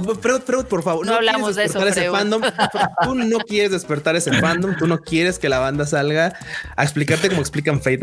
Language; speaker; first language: Spanish; native; Spanish